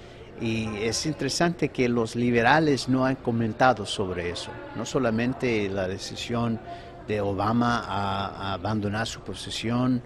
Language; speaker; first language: Spanish; non-native, fluent; English